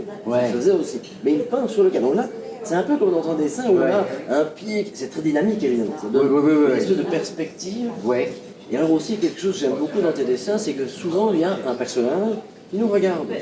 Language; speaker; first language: French; native; French